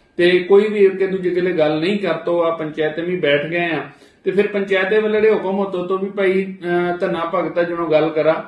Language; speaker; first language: Punjabi; non-native, local second language; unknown